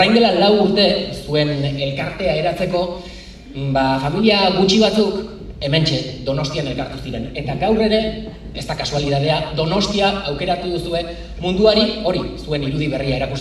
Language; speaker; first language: Basque; native; Basque